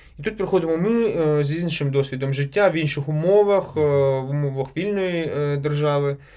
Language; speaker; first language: Ukrainian; non-native, local second language; Crimean Tatar